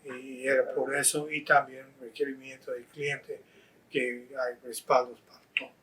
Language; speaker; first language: Spanish; non-native, fluent; English